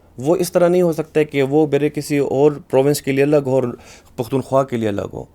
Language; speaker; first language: Urdu; non-native, local second language; Pashto